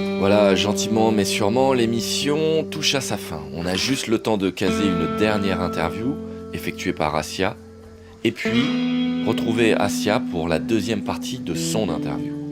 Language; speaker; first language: French; native; French